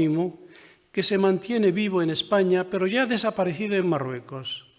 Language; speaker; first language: Spanish; non-native, fluent; Arabic